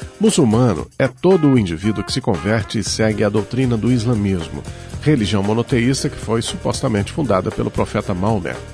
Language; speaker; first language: Portuguese; native; Portuguese